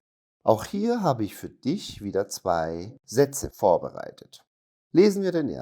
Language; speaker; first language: German; non-native, fluent; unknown